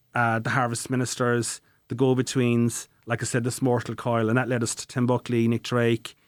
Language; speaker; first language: English; native; English